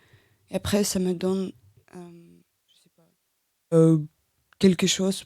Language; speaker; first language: French; non-native, learner; Russian